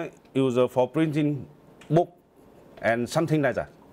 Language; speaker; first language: English; non-native, learner; Vietnamese